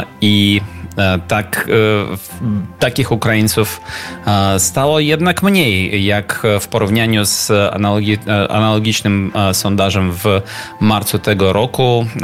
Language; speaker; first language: Polish; non-native, learner; Ukrainian